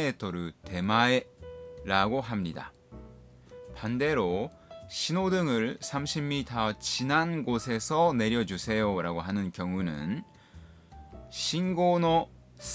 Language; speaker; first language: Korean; non-native, fluent; Japanese